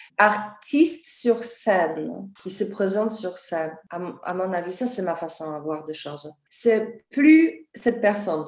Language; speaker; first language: French; non-native, fluent; Polish